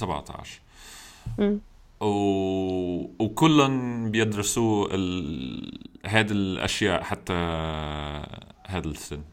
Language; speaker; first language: Arabic; non-native, learner; English